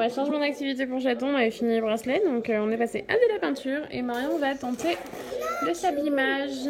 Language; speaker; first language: French; native; French